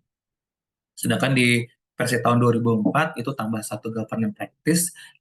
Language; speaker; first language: Indonesian; native; Indonesian